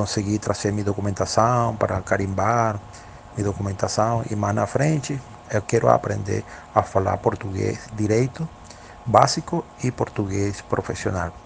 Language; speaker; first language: Portuguese; non-native, learner; Spanish